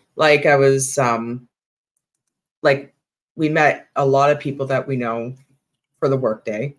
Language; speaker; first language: English; native; English